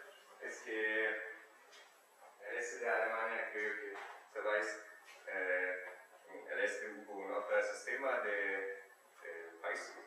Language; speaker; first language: Spanish; non-native, learner; German